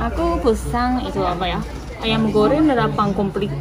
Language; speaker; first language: Indonesian; non-native, learner; Japanese